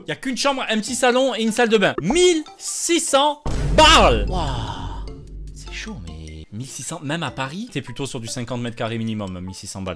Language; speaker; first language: French; native; French